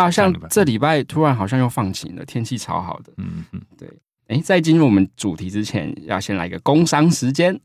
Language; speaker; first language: Chinese; native; Chinese